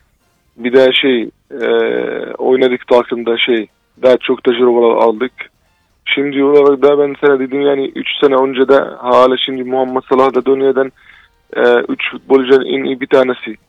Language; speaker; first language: Turkish; non-native, fluent; Arabic